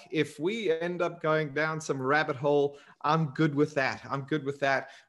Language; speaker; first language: English; native; English